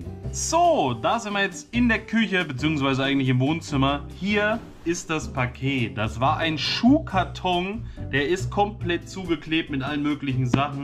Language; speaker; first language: German; native; German